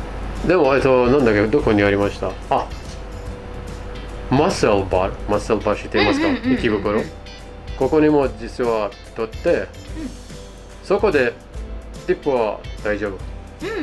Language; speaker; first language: Japanese; non-native, fluent; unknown